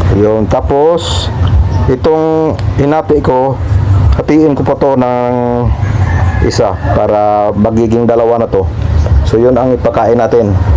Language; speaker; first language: Filipino; non-native, local second language; Cebuano